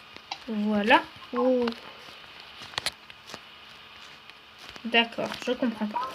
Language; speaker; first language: French; native; French